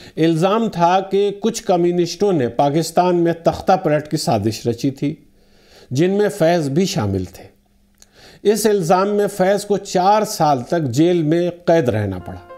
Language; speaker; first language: Urdu; native; Urdu